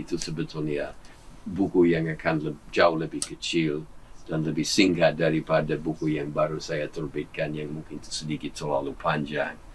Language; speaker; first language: Indonesian; non-native, fluent; English